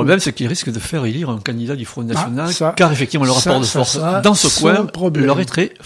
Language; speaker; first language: French; native; French